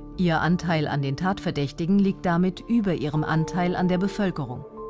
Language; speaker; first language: German; native; German